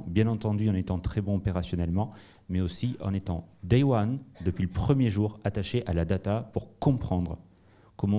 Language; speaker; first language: French; native; French